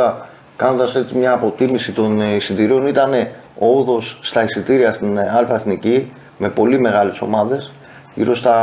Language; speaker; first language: Greek; native; Greek